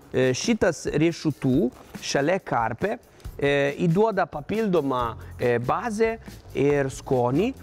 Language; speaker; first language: Lithuanian; non-native, fluent; Italian